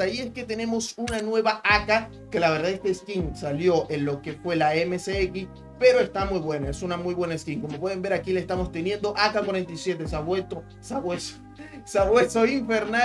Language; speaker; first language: Spanish; native; Spanish